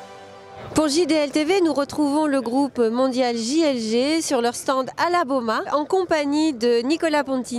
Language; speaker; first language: French; native; French